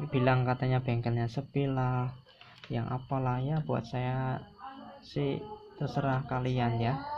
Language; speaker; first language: Indonesian; non-native, local second language; Javanese